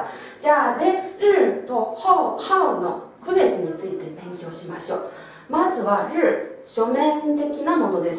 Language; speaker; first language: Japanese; non-native, local second language; Chinese